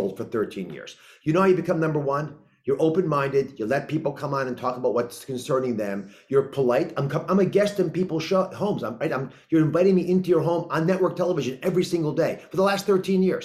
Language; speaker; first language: English; native; English